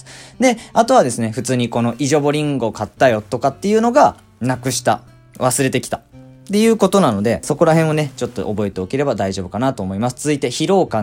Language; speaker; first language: Japanese; native; Japanese